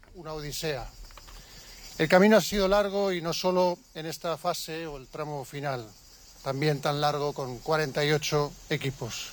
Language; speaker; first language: Spanish; native; Spanish